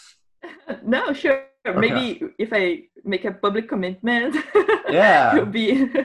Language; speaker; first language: English; non-native, fluent; Portuguese